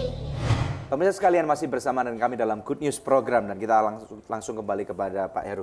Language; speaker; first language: Indonesian; native; Indonesian